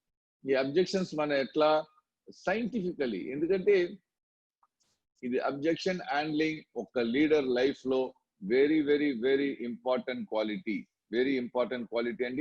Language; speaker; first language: Telugu; non-native, local second language; Tamil